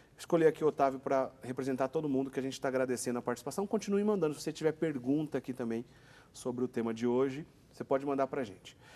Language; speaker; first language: Portuguese; native; Portuguese